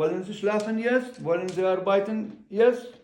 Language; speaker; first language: German; non-native, learner; Ukrainian